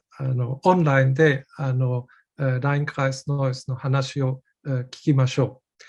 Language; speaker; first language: Japanese; non-native, fluent; German